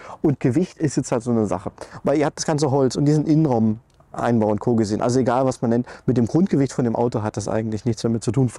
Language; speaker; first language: German; native; German